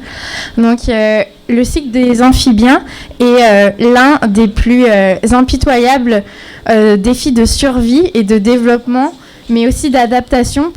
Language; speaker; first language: French; native; French